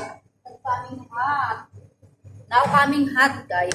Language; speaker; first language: English; non-native, local second language; Filipino